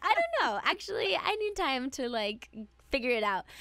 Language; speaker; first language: English; early bilingual, other home language; Spanish